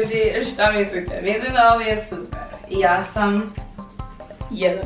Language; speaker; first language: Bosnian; non-native, learner; English